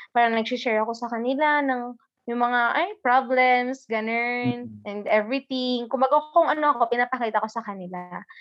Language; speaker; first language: Filipino; non-native, local second language; Hiligaynon